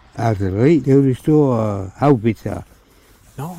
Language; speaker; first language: Danish; native; Danish